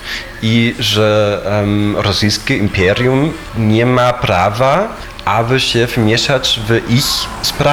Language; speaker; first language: Polish; non-native, fluent; German